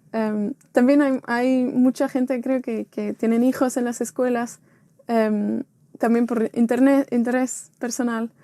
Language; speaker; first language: Spanish; non-native, fluent; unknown